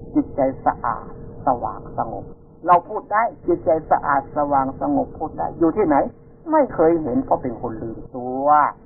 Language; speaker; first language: Thai; non-native, local second language; Northeastern Thai